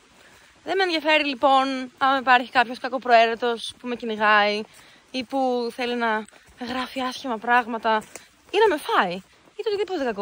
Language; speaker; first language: Greek; native; Greek